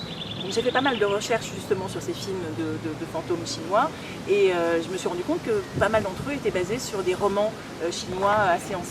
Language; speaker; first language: French; native; French